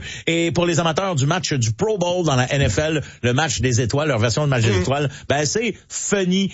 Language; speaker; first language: French; native; French